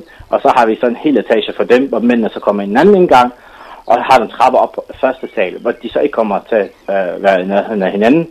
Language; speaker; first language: Danish; non-native, fluent; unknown